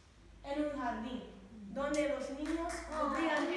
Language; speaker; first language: Spanish; non-native, learner; English